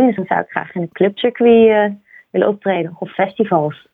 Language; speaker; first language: Dutch; native; Dutch